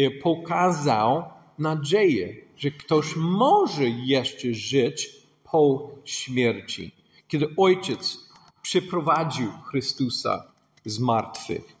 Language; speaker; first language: Polish; non-native, fluent; English